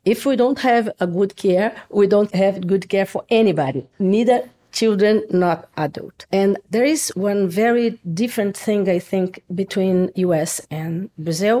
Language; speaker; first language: English; non-native, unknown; Portuguese